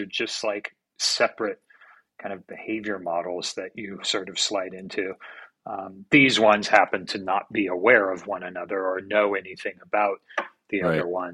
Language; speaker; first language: English; native; English